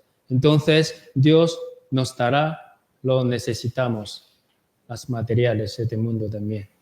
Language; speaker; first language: Spanish; non-native, learner; Korean